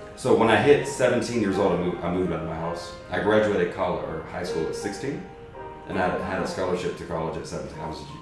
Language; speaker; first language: English; native; English